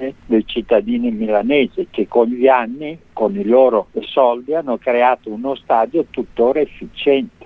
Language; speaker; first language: Italian; native; Italian